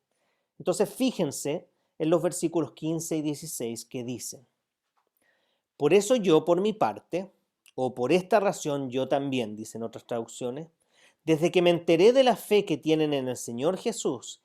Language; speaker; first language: Spanish; native; Spanish